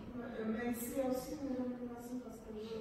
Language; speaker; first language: French; non-native, learner; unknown